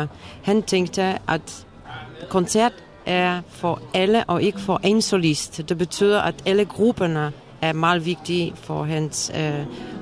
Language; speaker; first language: Danish; non-native, fluent; Polish